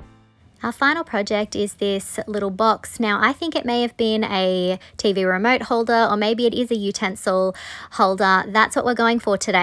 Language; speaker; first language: English; native; English